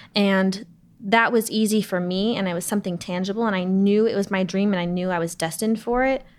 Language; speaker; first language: English; native; English